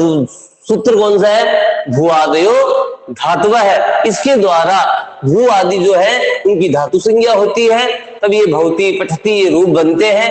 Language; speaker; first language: Hindi; native; Hindi